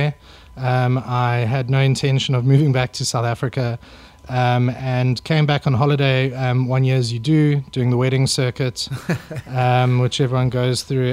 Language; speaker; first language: English; native; English